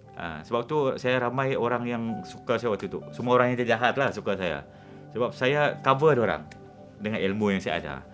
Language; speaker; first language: Malay; non-native, local second language; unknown